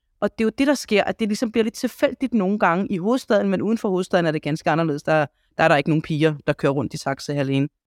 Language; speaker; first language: Danish; early bilingual, other home language; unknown